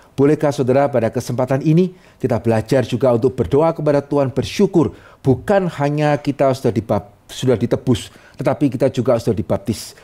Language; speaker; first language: Indonesian; native; Indonesian